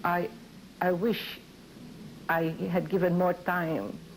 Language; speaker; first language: English; non-native, local second language; Filipino